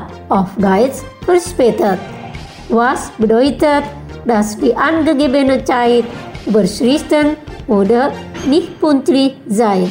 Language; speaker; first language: German; non-native, fluent; Indonesian